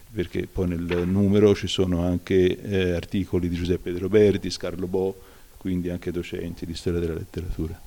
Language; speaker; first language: Italian; native; Italian